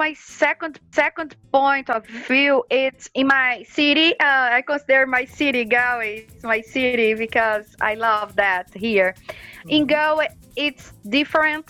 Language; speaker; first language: English; non-native, learner; Portuguese